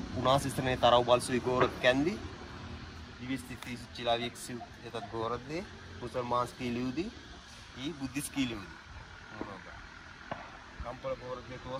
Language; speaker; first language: Russian; non-native, learner; Sinhala